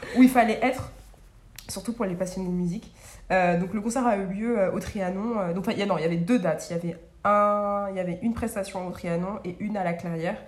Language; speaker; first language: French; native; French